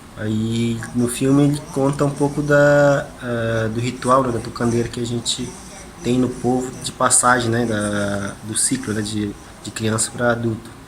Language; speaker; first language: Portuguese; non-native, local second language; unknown